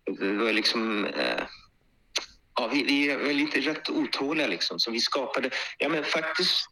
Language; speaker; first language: Swedish; early bilingual, other home language; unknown